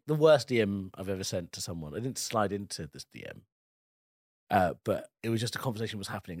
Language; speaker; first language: English; native; English